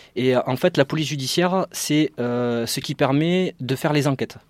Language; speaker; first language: French; native; French